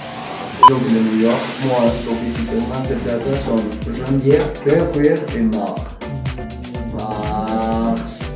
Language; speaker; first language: French; non-native, learner; Spanish